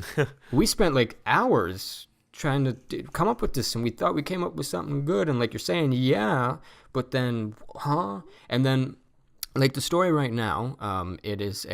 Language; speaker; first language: English; native; English